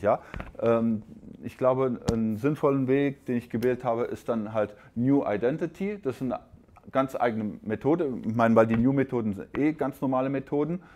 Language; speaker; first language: German; native; German